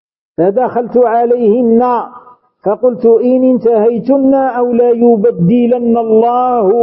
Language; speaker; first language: Arabic; native; Arabic